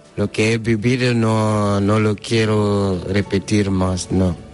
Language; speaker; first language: Spanish; non-native, learner; Fula